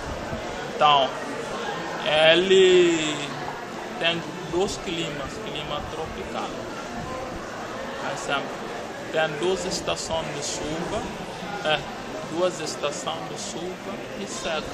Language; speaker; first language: Portuguese; non-native, local second language; Upper Guinea Crioulo